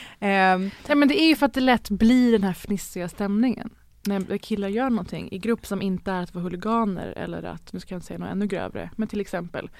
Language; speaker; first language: Swedish; native; Swedish